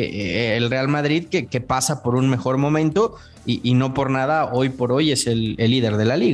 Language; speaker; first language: Spanish; native; Spanish